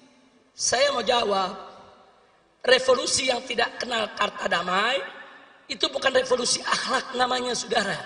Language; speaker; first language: Indonesian; native; Indonesian